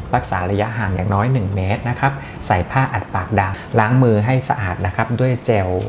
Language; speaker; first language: Thai; native; Thai